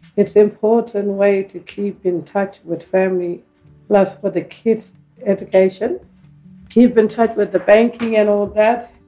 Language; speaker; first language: English; native; English